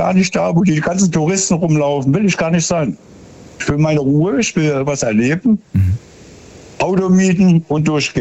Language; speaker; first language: German; native; German